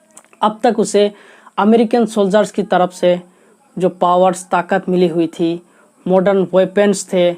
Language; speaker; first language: Hindi; non-native, local second language; Assamese